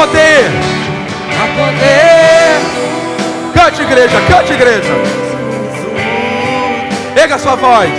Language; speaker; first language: Portuguese; native; Portuguese